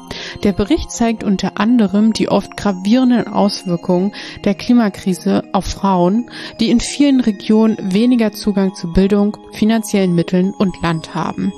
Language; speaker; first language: German; native; German